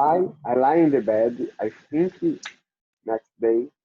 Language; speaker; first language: English; non-native, learner; Portuguese